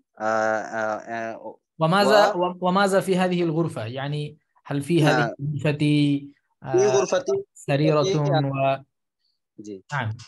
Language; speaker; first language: Arabic; non-native, fluent; Bangla